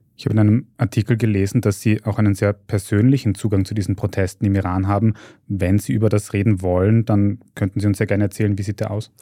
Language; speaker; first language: German; native; German